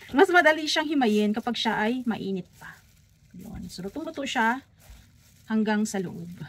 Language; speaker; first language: Filipino; non-native, local second language; Cebuano